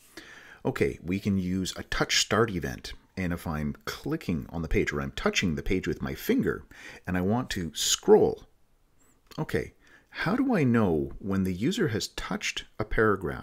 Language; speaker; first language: English; native; English